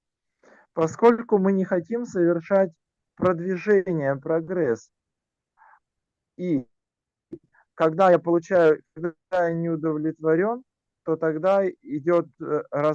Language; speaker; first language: Russian; native; Russian